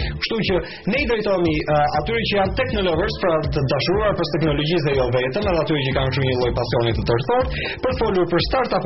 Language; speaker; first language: Albanian; native; Albanian